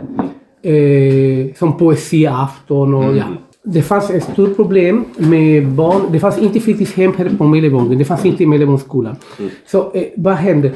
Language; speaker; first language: Swedish; non-native, fluent; Spanish